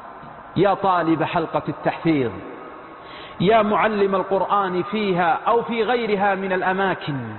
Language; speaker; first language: Arabic; native; Arabic